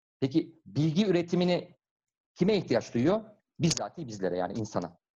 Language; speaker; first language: Turkish; native; Turkish